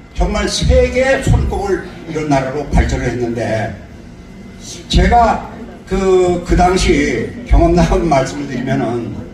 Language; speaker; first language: Korean; native; Korean